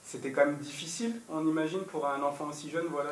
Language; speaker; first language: French; native; French